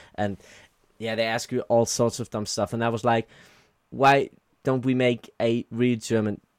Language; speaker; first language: English; non-native, fluent; German